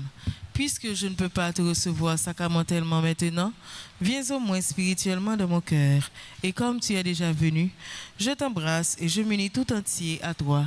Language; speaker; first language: French; non-native, local second language; Haitian Creole